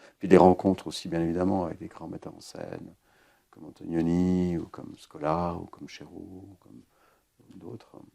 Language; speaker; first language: French; native; French